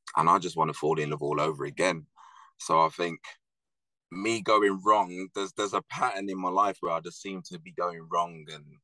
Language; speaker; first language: English; native; English